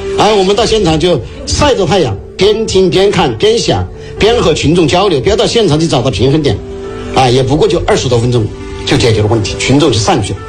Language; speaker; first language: Chinese; native; Chinese